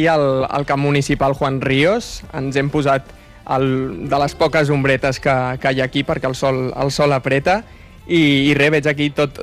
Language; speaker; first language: Catalan; native; Catalan